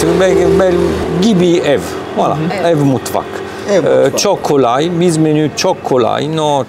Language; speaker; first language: Turkish; non-native, learner; Italian